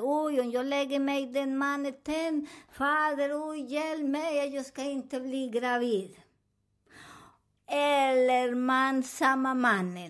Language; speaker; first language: Swedish; non-native, fluent; Spanish